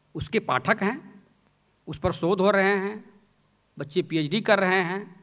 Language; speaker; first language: Hindi; native; Hindi